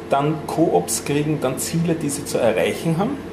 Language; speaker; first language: German; native; German